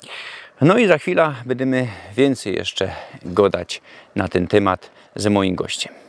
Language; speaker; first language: Polish; non-native, local second language; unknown